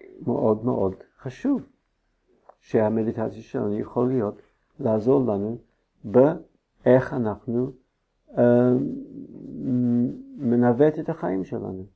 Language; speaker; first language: Hebrew; non-native, fluent; English